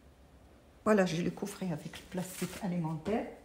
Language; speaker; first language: French; non-native, local second language; Arabic